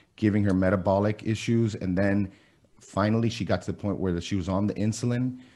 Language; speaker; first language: English; early bilingual, other home language; Spanish